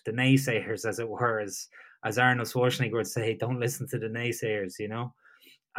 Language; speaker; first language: English; native; English